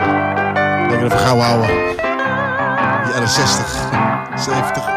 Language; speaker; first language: Dutch; native; Dutch